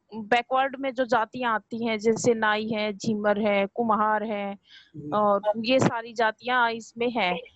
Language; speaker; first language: Hindi; native; Hindi